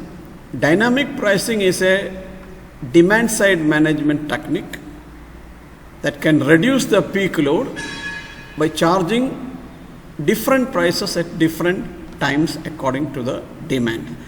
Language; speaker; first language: English; non-native, local second language; Malayalam